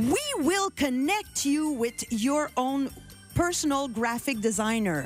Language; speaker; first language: English; non-native, learner; French